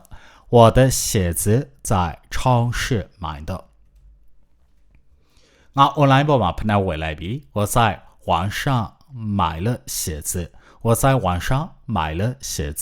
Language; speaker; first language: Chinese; non-native, fluent; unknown